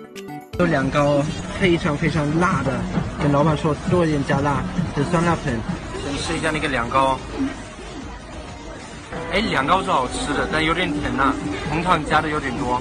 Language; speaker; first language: Chinese; non-native, fluent; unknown